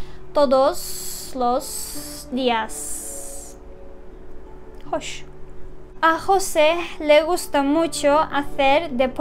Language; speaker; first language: Spanish; non-native, fluent; Turkish